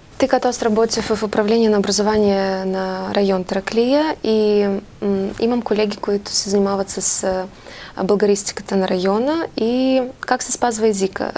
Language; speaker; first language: Bulgarian; early bilingual, heritage; Bulgarian